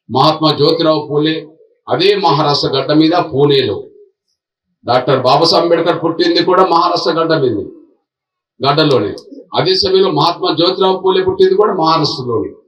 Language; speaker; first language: Telugu; native; Telugu